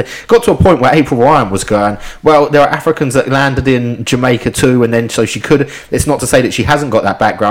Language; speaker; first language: English; native; English